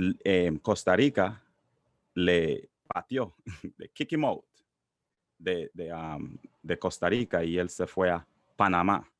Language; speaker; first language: Spanish; non-native, local second language; English